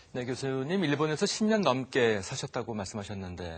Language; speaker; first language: Korean; native; Korean